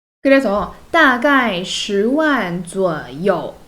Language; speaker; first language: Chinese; non-native, fluent; Korean